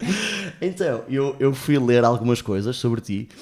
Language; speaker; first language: Portuguese; native; Portuguese